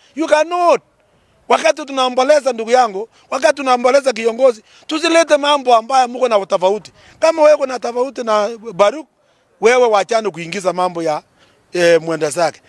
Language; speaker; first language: Swahili; non-native, local second language; Kalenjin